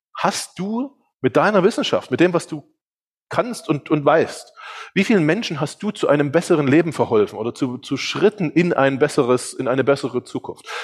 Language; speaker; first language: German; early bilingual, other home language; Hungarian